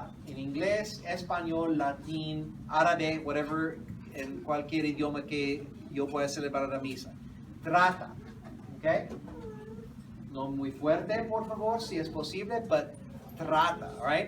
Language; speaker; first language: Spanish; non-native, fluent; English